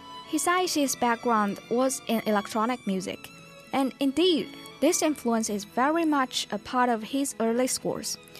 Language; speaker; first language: English; non-native, fluent; Chinese